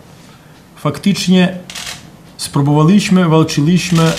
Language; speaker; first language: Polish; non-native, fluent; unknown